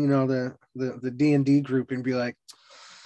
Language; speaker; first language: English; native; English